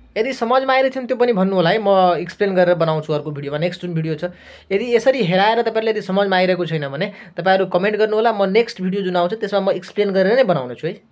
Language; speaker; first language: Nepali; non-native, local second language; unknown